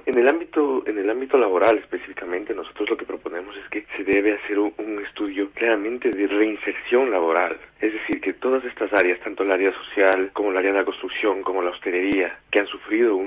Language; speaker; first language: Spanish; native; Spanish